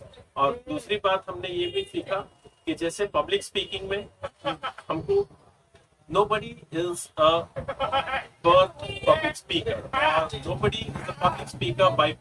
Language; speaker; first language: Hindi; native; Hindi